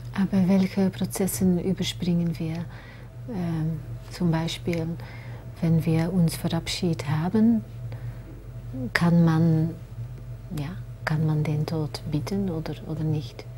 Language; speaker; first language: German; non-native, fluent; Dutch